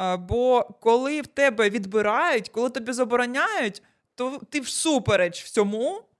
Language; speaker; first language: Ukrainian; non-native, local second language; Russian